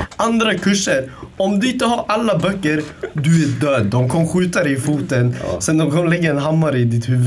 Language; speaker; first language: Swedish; early bilingual, other home language; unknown